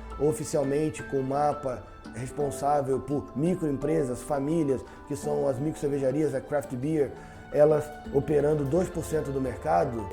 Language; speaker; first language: Portuguese; native; Portuguese